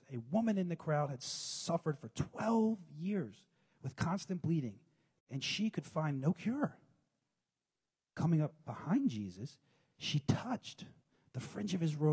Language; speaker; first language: English; native; English